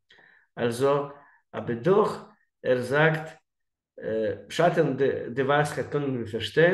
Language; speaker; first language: German; non-native, learner; Russian